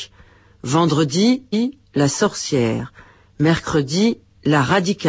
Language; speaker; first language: French; native; French